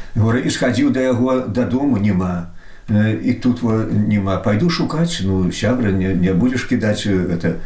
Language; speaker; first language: Belarusian; native; Belarusian